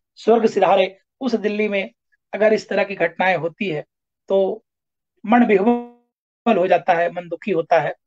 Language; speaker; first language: Hindi; native; Hindi